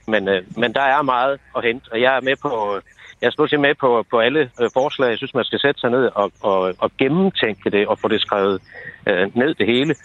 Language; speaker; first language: Danish; native; Danish